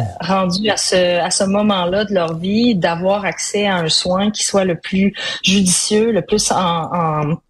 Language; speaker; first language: French; native; French